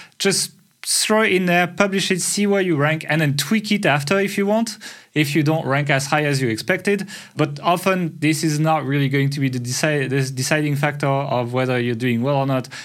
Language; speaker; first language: English; non-native, fluent; French